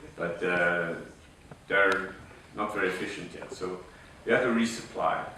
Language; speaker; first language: English; non-native, fluent; Swedish